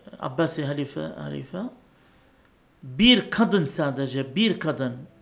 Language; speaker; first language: Turkish; non-native, fluent; Arabic